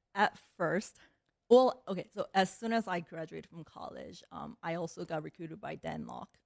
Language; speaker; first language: English; early bilingual, other home language; Korean